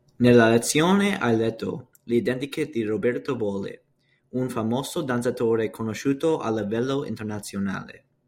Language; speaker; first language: Italian; non-native, learner; English